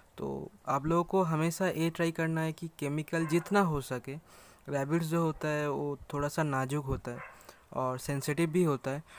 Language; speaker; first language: Hindi; native; Hindi